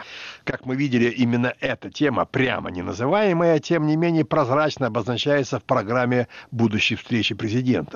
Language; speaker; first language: Russian; native; Russian